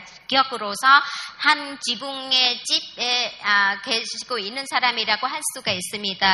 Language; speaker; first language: Korean; non-native, fluent; Vietnamese